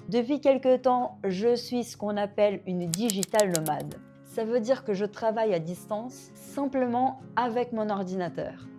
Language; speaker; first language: French; non-native, fluent; Portuguese